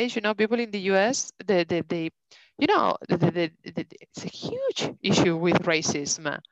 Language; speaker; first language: English; non-native, fluent; Spanish